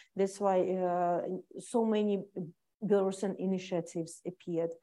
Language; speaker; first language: English; non-native, fluent; Russian